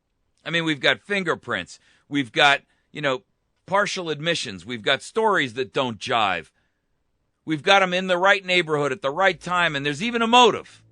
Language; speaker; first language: English; native; English